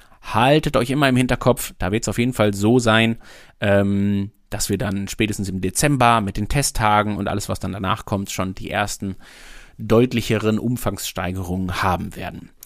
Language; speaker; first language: German; native; German